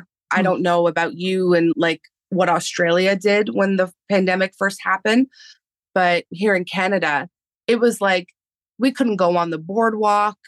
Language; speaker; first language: English; early bilingual, other home language; Spanish